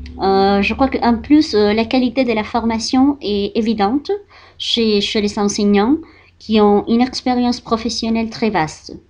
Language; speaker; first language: French; non-native, fluent; Spanish